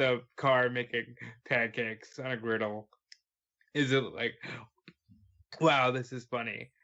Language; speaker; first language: English; native; English